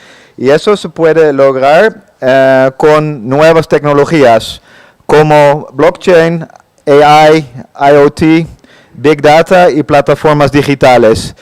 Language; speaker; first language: Spanish; non-native, fluent; Dutch